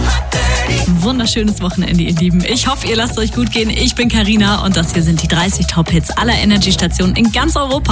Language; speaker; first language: German; native; German